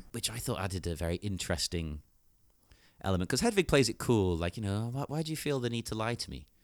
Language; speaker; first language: English; native; English